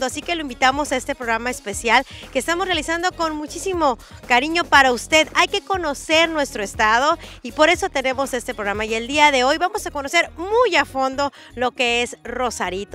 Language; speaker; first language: Spanish; native; Spanish